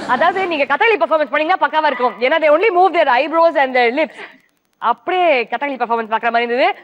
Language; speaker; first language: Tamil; native; Tamil